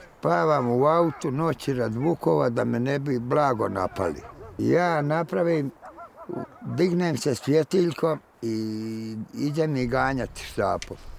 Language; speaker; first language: Bosnian; native; Bosnian